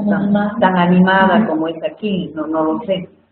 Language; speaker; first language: Spanish; native; Spanish